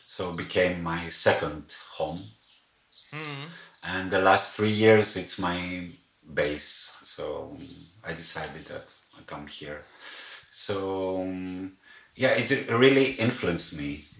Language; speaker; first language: English; non-native, fluent; Greek